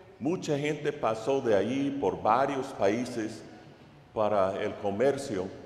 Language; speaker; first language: Spanish; non-native, fluent; English